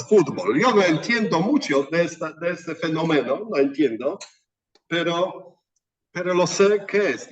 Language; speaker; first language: Spanish; non-native, fluent; Polish